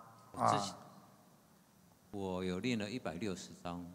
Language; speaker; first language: Chinese; native; Chinese